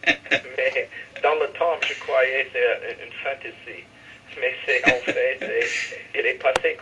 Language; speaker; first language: French; non-native, fluent; English